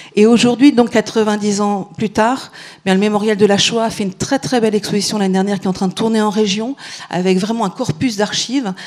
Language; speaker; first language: French; native; French